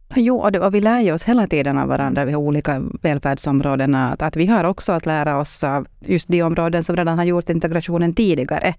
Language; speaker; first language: Swedish; non-native, local second language; Finnish